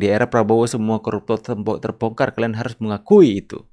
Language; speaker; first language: Indonesian; native; Indonesian